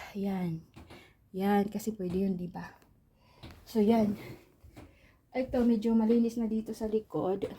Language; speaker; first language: Filipino; non-native, local second language; Waray